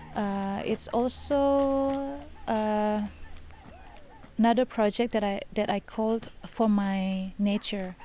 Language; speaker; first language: English; non-native, fluent; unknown